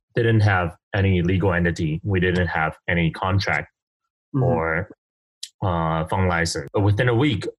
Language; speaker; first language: English; non-native, fluent; Chinese